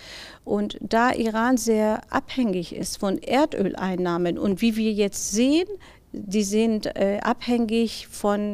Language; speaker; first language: German; non-native, fluent; Persian